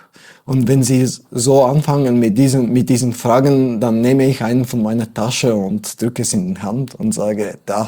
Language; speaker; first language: German; non-native, fluent; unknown